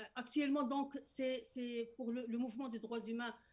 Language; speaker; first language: French; non-native, local second language; Arabic